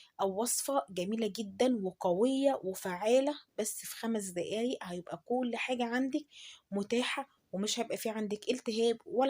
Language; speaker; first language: Arabic; native; Arabic